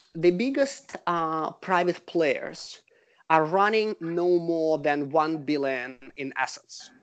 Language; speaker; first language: English; non-native, fluent; Russian